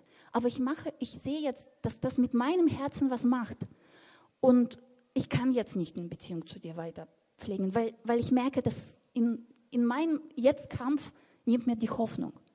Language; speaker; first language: German; non-native, fluent; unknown